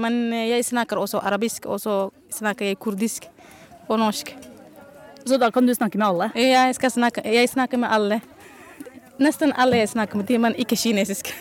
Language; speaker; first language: Norwegian; non-native, learner; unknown